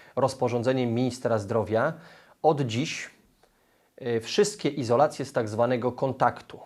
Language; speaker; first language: Polish; native; Polish